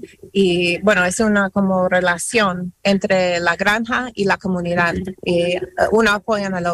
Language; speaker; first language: Spanish; non-native, fluent; English